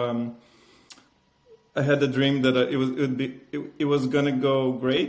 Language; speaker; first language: English; non-native, fluent; Portuguese